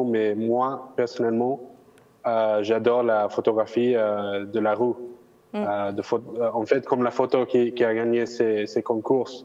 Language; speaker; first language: French; non-native, fluent; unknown